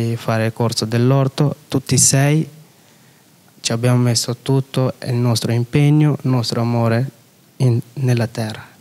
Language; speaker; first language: Italian; non-native, fluent; Urdu